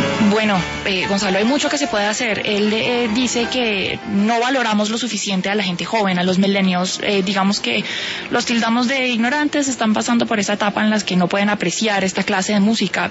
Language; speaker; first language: Spanish; native; Spanish